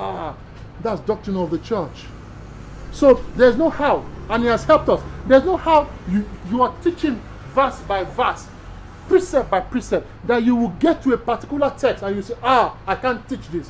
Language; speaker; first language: English; non-native, local second language; Yoruba